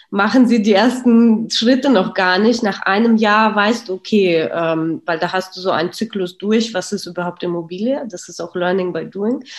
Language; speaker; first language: German; early bilingual, other home language; Russian